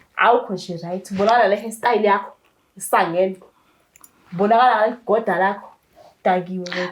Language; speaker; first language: Zulu; native; Zulu